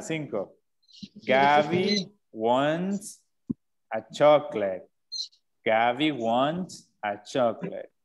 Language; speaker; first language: English; non-native, fluent; Spanish